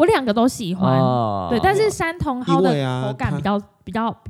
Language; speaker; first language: Chinese; native; Chinese